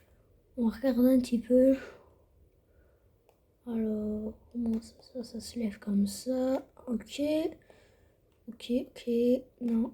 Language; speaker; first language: French; native; French